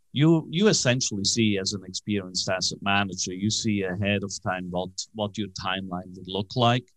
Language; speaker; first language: English; non-native, fluent; German